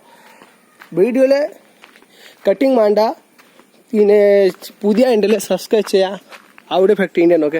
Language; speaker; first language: Malayalam; non-native, learner; Hindi